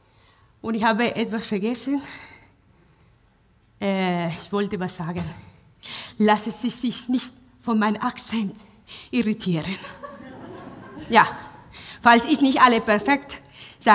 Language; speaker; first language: German; non-native, fluent; Spanish